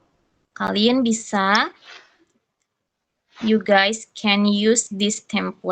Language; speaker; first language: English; non-native, fluent; Indonesian